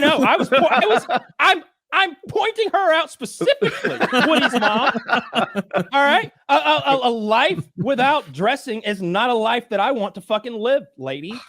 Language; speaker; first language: English; native; English